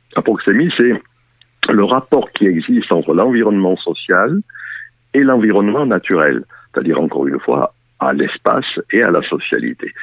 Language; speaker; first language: French; native; French